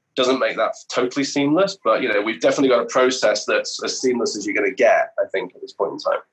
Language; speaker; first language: English; native; English